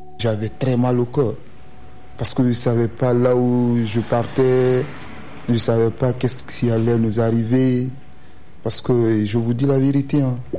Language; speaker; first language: French; non-native, local second language; Susu